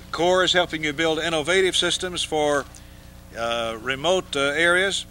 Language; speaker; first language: English; native; English